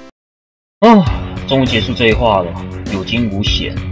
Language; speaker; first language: Chinese; native; Chinese